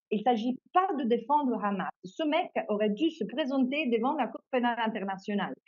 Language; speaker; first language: French; non-native, fluent; Italian